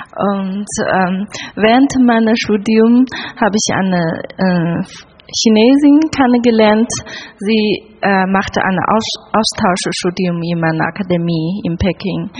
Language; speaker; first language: German; non-native, learner; Chinese